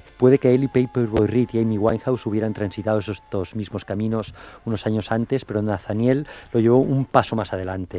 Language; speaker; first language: Spanish; native; Spanish